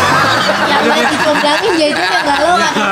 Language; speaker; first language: Indonesian; native; Indonesian